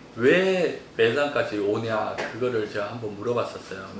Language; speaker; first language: Korean; early bilingual, heritage; Korean